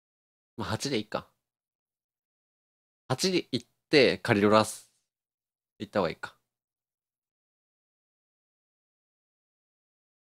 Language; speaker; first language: Japanese; native; Japanese